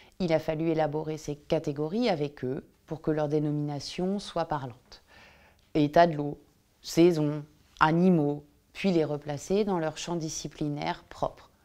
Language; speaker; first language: French; native; French